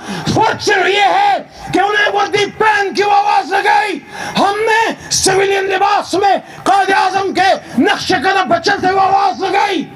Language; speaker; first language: Urdu; native; Urdu